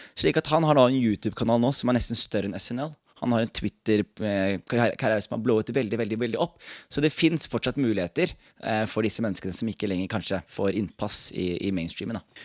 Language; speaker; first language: Norwegian; native; Norwegian